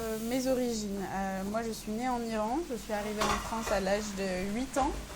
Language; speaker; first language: French; early bilingual, other home language; Persian